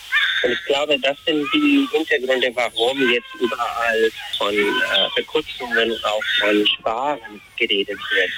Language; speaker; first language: German; non-native, fluent; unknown